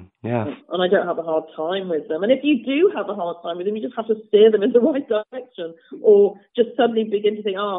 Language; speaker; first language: English; native; English